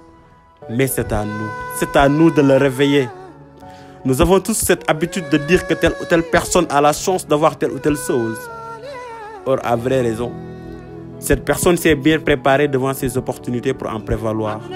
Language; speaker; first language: French; non-native, local second language; Wolof